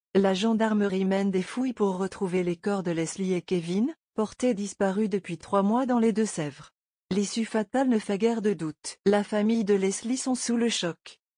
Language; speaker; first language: French; native; French